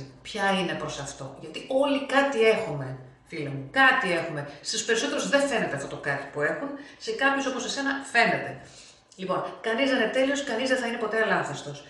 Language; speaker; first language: Greek; native; Greek